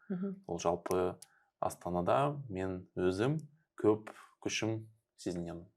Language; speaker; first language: Kazakh; non-native, learner; Russian